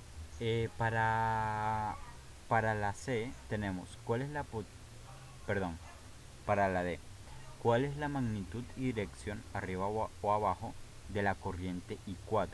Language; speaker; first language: Spanish; native; Spanish